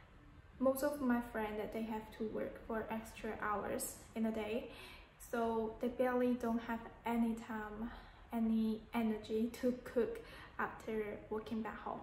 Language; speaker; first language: English; non-native, fluent; Chinese